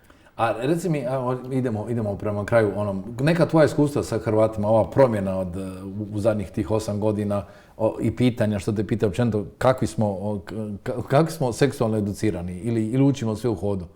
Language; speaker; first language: Croatian; native; Croatian